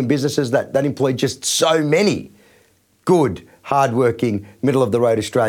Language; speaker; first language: English; native; English